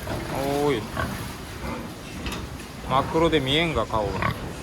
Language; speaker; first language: Japanese; native; Japanese